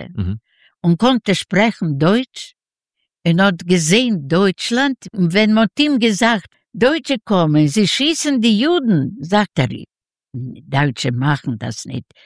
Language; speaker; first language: German; non-native, learner; Yiddish